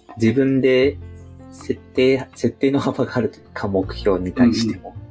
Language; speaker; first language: Japanese; native; Japanese